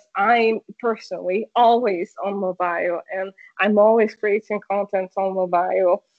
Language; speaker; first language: English; non-native, fluent; Portuguese